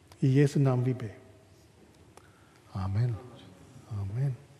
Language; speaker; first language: Swedish; non-native, fluent; English